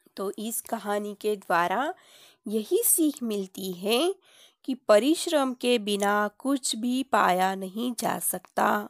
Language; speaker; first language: Hindi; non-native, local second language; Marathi